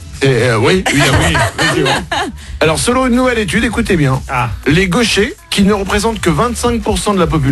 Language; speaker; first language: French; native; French